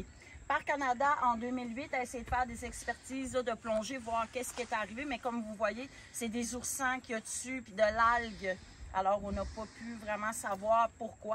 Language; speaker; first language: French; native; French